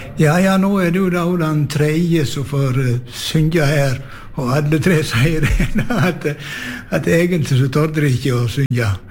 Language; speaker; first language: Norwegian; native; Norwegian